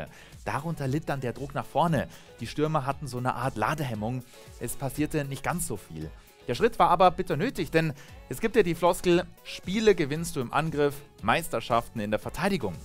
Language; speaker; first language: German; native; German